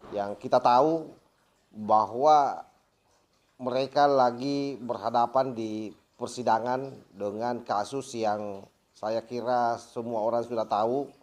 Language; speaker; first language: Indonesian; native; Indonesian